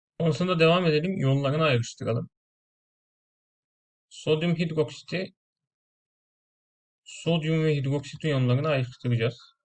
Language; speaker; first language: Turkish; native; Turkish